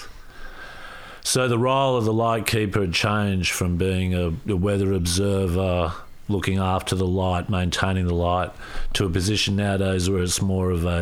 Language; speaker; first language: English; native; English